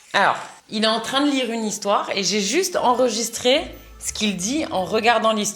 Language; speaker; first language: French; native; French